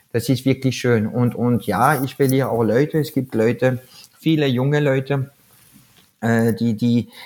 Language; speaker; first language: German; non-native, fluent; French